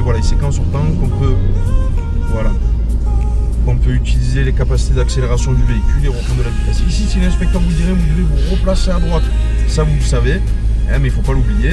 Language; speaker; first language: French; native; French